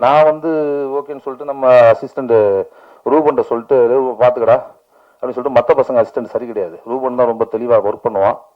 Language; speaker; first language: Tamil; native; Tamil